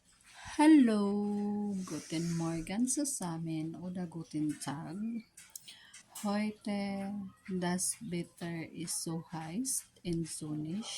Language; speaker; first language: German; non-native, learner; Filipino